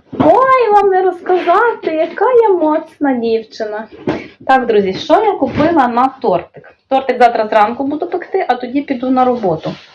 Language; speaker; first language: Ukrainian; native; Ukrainian